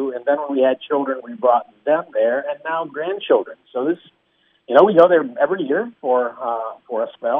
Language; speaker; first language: English; native; English